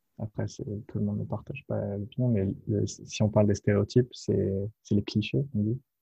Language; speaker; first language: French; native; French